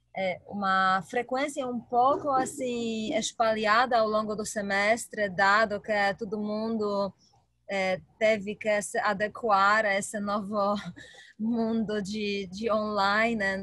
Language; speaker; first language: Portuguese; non-native, fluent; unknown